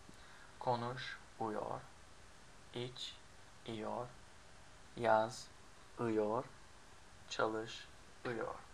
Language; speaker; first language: Turkish; non-native, learner; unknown